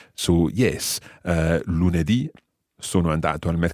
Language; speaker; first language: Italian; non-native, fluent; English